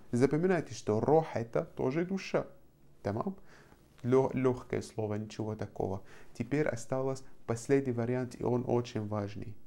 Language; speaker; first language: Russian; non-native, fluent; Arabic